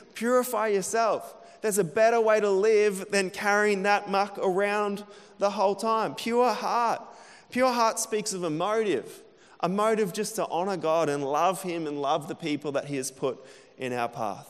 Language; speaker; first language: English; native; English